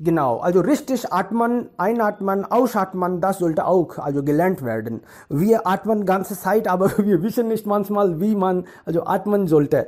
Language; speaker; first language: German; non-native, learner; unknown